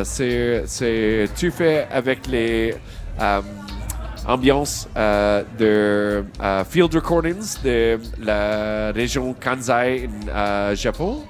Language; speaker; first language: French; non-native, learner; English